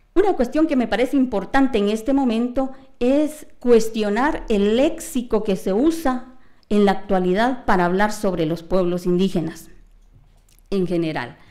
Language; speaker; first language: Spanish; non-native, local second language; Kaqchikel